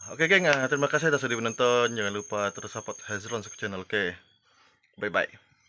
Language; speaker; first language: Malay; non-native, local second language; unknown